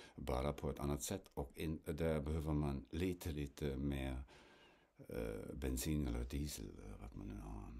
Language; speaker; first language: Swedish; non-native, fluent; German